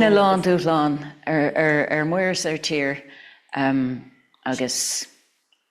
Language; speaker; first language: Irish; non-native, local second language; English